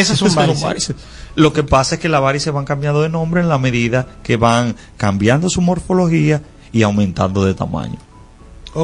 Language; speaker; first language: Spanish; native; Spanish